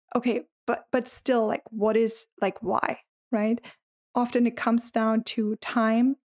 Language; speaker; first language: English; non-native, fluent; German